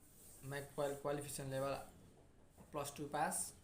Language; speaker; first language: English; non-native, learner; Nepali